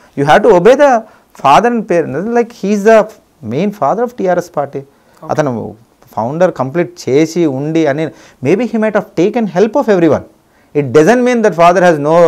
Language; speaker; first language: Telugu; native; Telugu